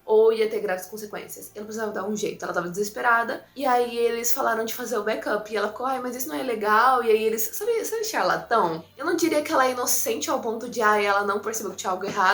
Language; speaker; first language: Portuguese; native; Portuguese